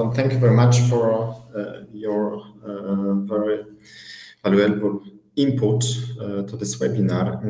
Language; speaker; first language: English; non-native, fluent; Polish